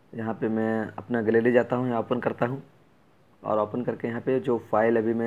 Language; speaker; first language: Hindi; native; Hindi